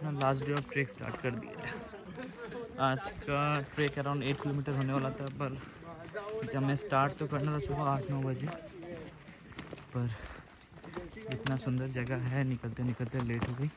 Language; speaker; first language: Hindi; non-native, local second language; Bangla